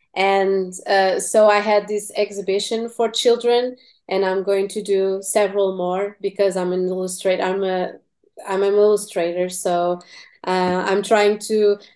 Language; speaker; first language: English; non-native, fluent; Portuguese